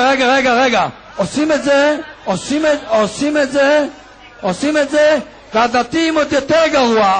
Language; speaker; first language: Hebrew; non-native, fluent; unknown